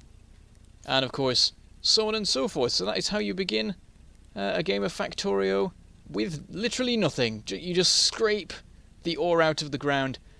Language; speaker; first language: English; native; English